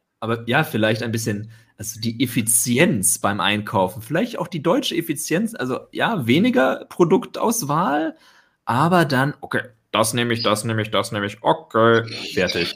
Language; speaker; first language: German; native; German